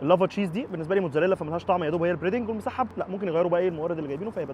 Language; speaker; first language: Arabic; native; Arabic